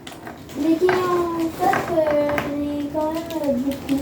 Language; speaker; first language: French; native; French